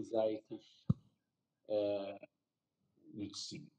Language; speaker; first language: German; non-native, fluent; Arabic